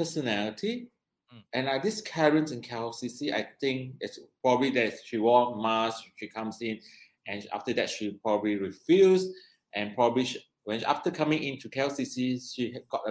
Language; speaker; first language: English; non-native, local second language; Cantonese